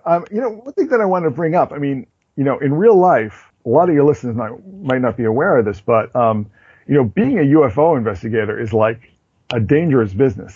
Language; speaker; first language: English; native; English